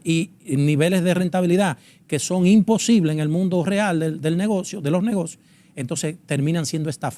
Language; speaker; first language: Spanish; native; Spanish